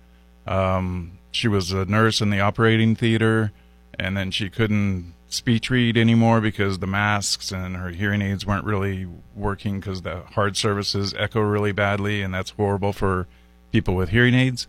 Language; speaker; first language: English; native; English